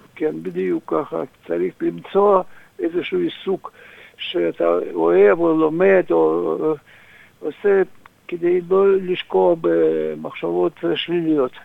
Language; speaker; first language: Hebrew; non-native, fluent; Russian